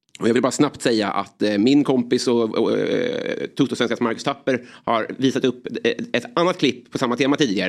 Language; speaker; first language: Swedish; native; Swedish